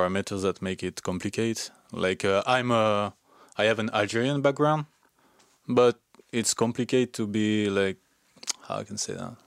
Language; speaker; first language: English; non-native, fluent; French